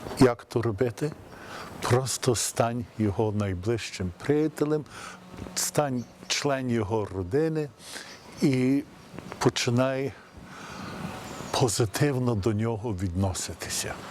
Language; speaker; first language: Ukrainian; early bilingual, heritage; Ukrainian